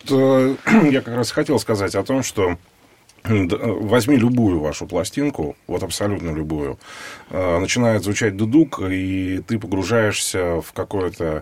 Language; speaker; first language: Russian; native; Russian